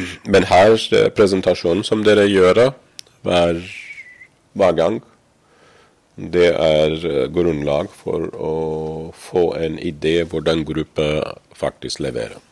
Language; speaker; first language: Norwegian; non-native, fluent; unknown